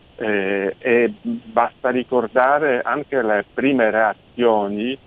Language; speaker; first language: Italian; non-native, fluent; Polish